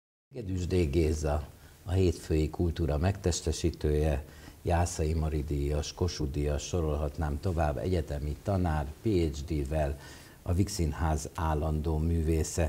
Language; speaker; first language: Hungarian; native; Hungarian